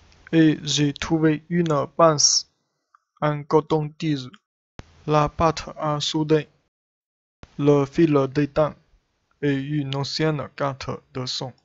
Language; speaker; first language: French; non-native, learner; Chinese